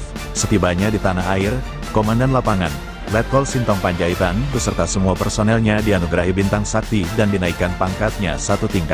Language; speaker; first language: Indonesian; native; Indonesian